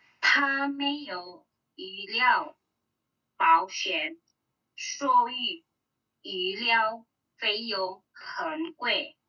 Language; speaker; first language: Chinese; non-native, learner; Indonesian